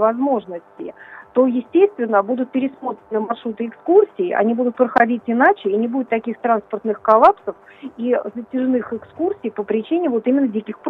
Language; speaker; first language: Russian; native; Russian